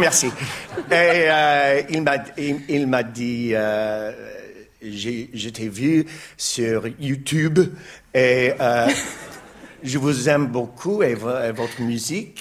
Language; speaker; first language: French; non-native, learner; English